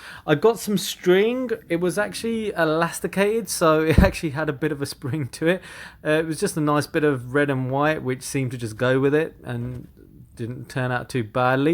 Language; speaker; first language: English; native; English